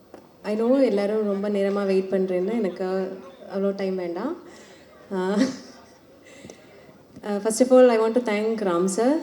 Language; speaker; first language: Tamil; non-native, learner; Malayalam